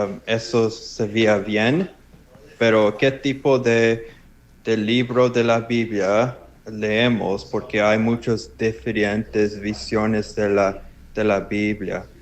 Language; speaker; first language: Spanish; non-native, learner; English